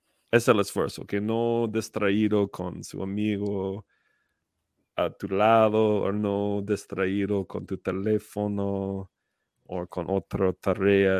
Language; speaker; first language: Spanish; non-native, fluent; English